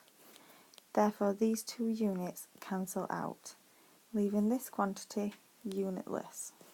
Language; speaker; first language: English; native; English